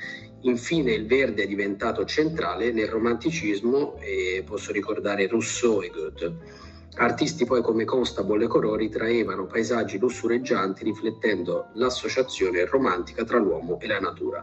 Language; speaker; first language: Italian; native; Italian